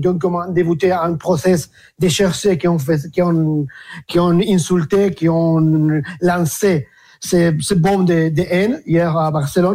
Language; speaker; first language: French; non-native, fluent; Spanish